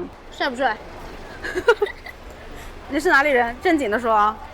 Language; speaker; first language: Chinese; native; Chinese